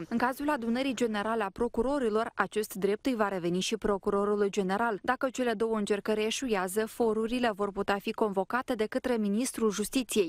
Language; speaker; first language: Romanian; native; Romanian